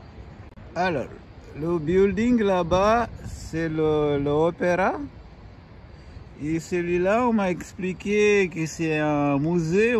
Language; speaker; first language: French; non-native, fluent; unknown